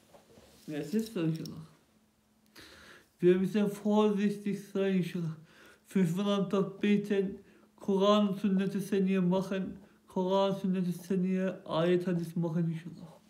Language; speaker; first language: German; non-native, local second language; Turkish